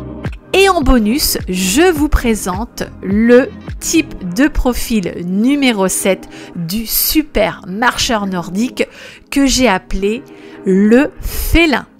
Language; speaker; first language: French; native; French